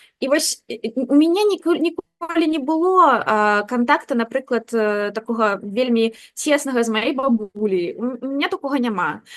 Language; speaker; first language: Belarusian; non-native, local second language; Russian